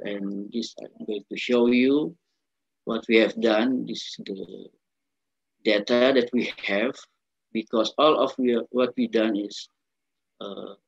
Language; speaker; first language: English; non-native, learner; Indonesian